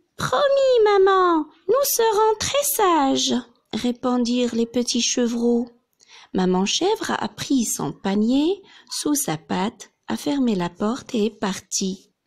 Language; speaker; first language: French; non-native, local second language; Arabic